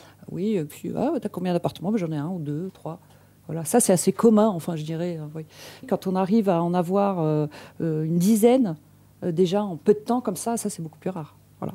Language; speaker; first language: French; non-native, local second language; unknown